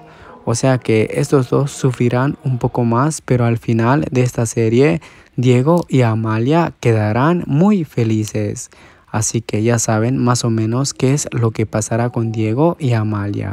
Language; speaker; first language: Spanish; native; Spanish